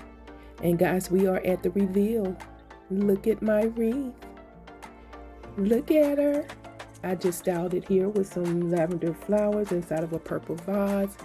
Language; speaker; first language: English; native; English